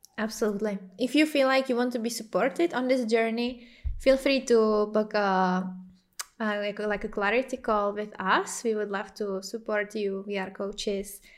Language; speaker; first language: English; non-native, fluent; Czech